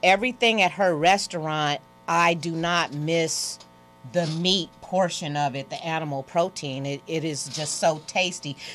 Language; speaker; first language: English; native; English